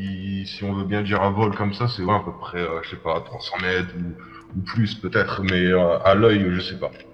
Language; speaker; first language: French; native; French